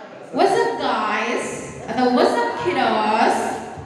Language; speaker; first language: English; non-native, fluent; Indonesian